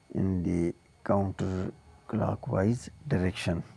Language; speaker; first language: English; non-native, local second language; Urdu